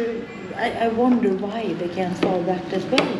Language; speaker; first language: English; non-native, fluent; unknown